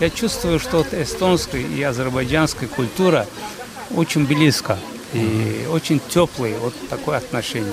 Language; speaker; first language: Russian; non-native, fluent; Azerbaijani